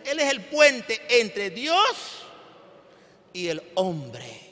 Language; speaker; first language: Spanish; native; Spanish